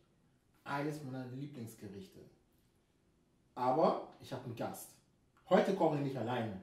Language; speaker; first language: German; early bilingual, other home language; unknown